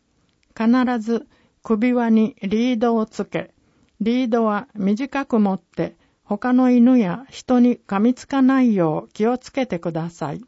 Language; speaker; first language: Japanese; native; Japanese